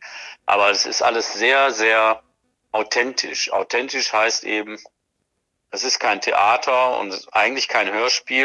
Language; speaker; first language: German; native; German